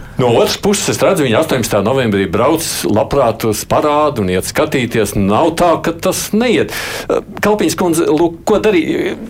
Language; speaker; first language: Latvian; native; Latvian